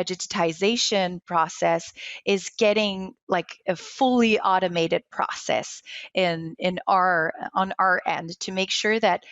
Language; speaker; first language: English; non-native, local second language; French